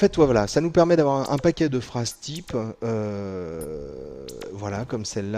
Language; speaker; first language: French; native; French